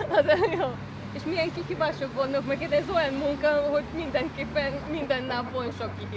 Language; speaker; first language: Hungarian; non-native, learner; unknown